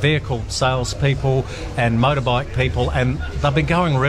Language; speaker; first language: English; native; English